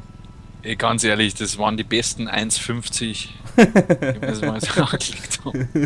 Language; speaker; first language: German; native; German